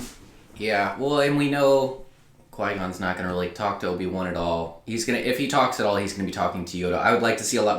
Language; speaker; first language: English; native; English